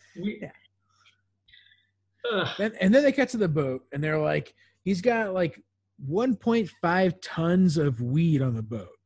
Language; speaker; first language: English; native; English